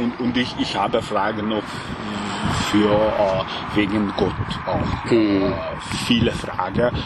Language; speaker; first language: German; non-native, learner; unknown